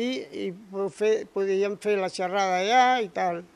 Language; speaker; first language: Catalan; non-native, local second language; Spanish